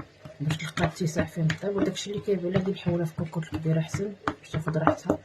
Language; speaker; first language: Arabic; native; Arabic